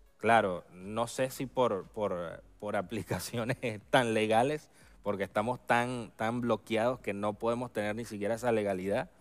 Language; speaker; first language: Spanish; native; Spanish